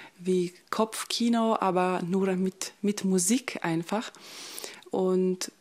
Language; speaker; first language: German; non-native, local second language; Ladin